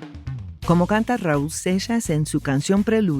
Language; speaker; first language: Spanish; non-native, fluent; English